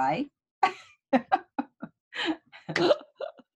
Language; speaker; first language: English; native; English